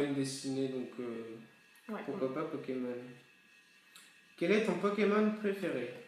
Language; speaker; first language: French; native; French